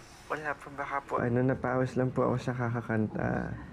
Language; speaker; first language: Filipino; native; Filipino